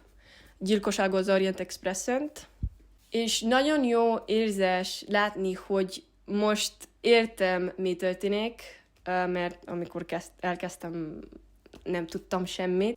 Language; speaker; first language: Hungarian; non-native, learner; Spanish